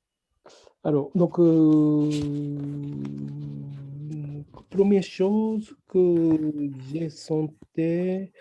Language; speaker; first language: French; non-native, fluent; Japanese